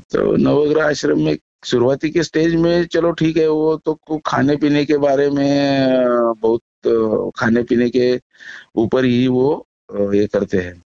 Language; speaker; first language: Hindi; non-native, local second language; Marathi